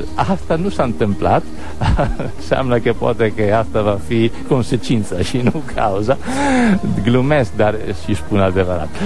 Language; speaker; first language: Romanian; non-native, fluent; Italian